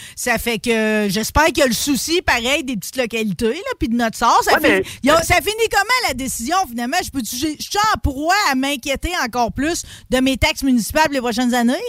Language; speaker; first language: French; native; French